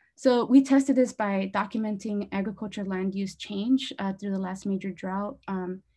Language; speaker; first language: English; native; English